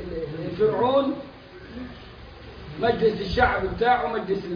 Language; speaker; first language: Arabic; native; Arabic